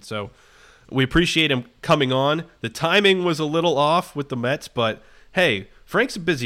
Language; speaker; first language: English; native; English